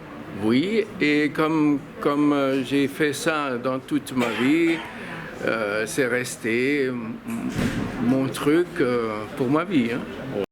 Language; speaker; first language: French; non-native, fluent; German